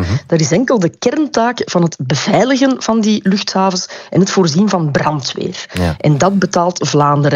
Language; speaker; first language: Dutch; native; Dutch